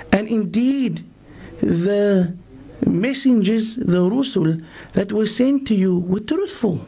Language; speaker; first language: English; native; English